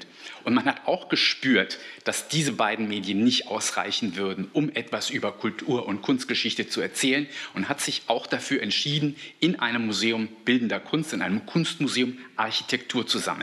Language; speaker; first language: German; native; German